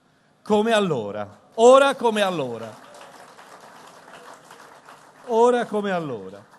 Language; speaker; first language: Italian; native; Italian